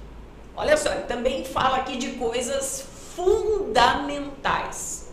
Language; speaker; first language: Portuguese; native; Portuguese